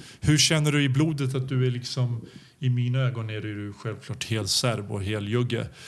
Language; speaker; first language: Swedish; early bilingual, other home language; Serbian